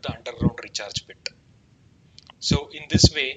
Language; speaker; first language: English; non-native, local second language; Kannada